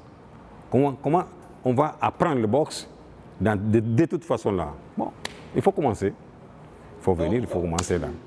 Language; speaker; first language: French; non-native, fluent; Portuguese